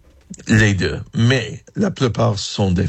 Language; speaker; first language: French; non-native, fluent; English